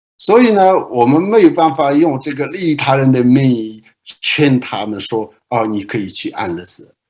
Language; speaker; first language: Chinese; non-native, local second language; Tibetan